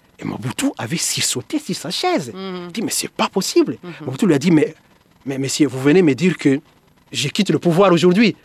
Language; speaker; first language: French; non-native, local second language; Swahili